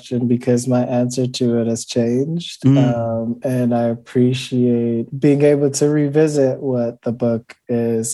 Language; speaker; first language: English; native; English